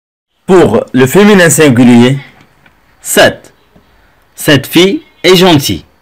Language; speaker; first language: French; non-native, local second language; Arabic